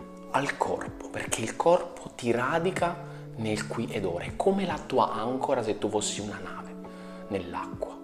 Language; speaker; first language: Italian; native; Italian